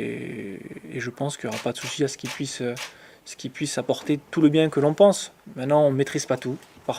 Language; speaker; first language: French; native; French